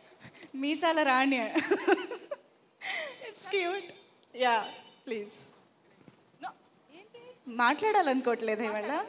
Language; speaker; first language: Telugu; native; Telugu